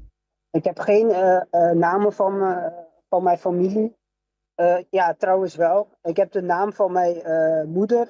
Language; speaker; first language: Dutch; early bilingual, other home language; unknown